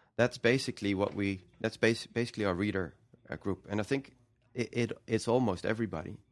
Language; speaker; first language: English; non-native, fluent; Dutch